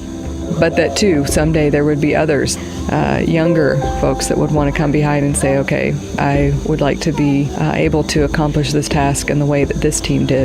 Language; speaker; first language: English; native; English